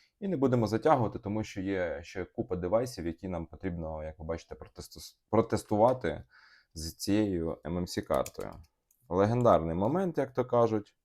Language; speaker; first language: Ukrainian; non-native, local second language; Russian